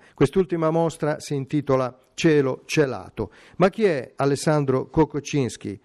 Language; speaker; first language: Italian; native; Italian